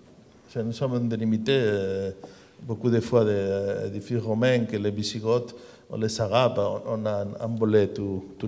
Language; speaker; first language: French; non-native, learner; Spanish